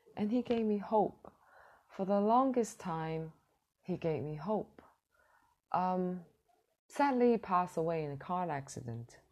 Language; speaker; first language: English; non-native, fluent; Cantonese